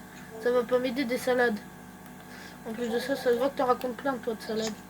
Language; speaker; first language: French; native; French